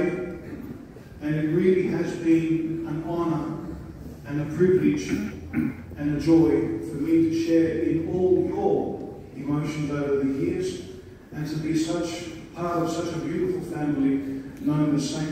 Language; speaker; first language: English; early bilingual, other home language; Greek